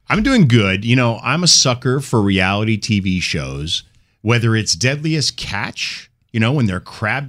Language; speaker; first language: English; native; English